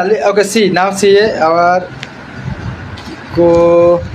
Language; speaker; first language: English; non-native, learner; Bangla